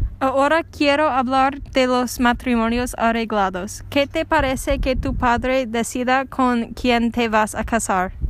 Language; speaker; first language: Spanish; non-native, learner; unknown